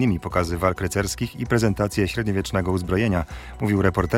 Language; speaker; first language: Polish; native; Polish